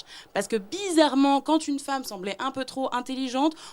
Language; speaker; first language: French; native; French